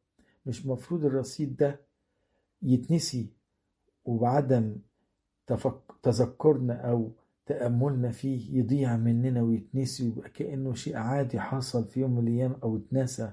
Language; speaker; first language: Arabic; native; Arabic